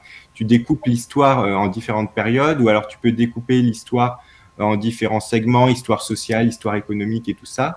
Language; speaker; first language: French; native; French